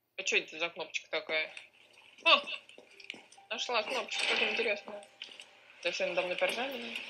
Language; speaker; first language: Russian; native; Russian